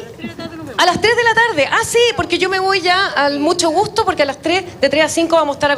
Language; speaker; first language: Spanish; native; Spanish